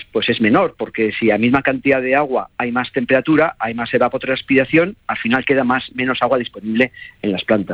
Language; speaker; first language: Spanish; native; Spanish